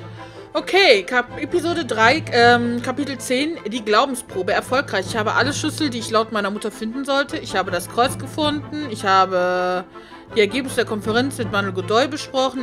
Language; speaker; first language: German; native; German